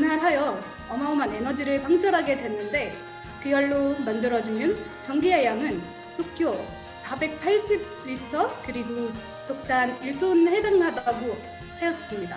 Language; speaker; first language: Korean; non-native, fluent; Arabic